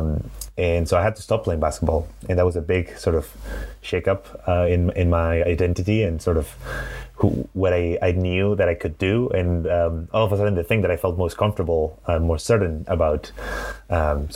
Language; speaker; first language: English; non-native, fluent; Spanish